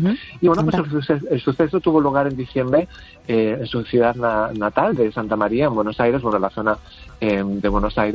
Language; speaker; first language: Spanish; native; Spanish